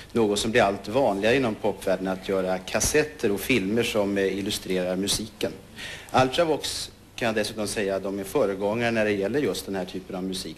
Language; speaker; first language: Swedish; native; Swedish